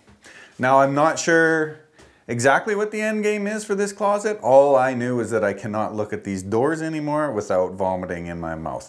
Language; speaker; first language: English; native; English